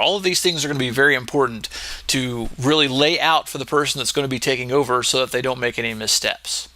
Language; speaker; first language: English; native; English